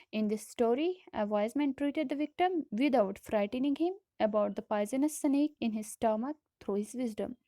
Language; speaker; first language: English; non-native, local second language; Hindi